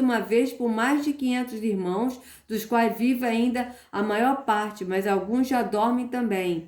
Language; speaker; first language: Portuguese; native; Portuguese